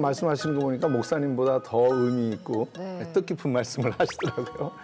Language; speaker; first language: Korean; native; Korean